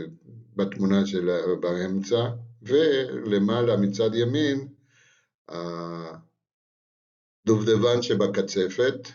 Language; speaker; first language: Hebrew; non-native, fluent; Spanish